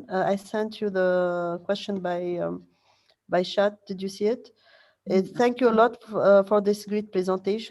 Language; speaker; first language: English; non-native, fluent; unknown